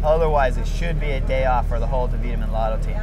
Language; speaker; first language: English; native; English